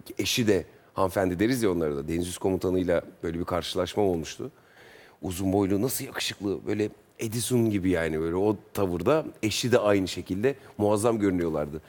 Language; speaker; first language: Turkish; native; Turkish